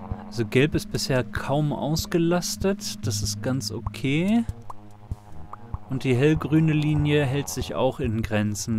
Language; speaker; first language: German; native; German